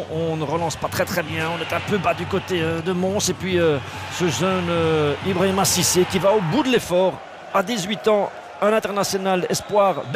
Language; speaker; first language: French; native; French